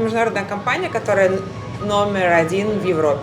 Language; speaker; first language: Russian; native; Russian